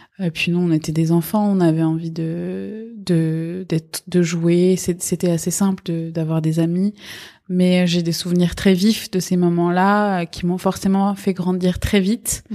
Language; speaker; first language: French; early bilingual, other home language; Persian